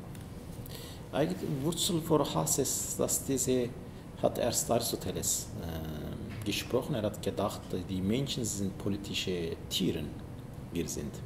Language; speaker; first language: German; non-native, learner; Zaza